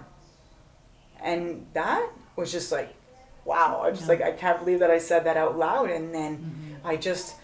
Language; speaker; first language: English; native; English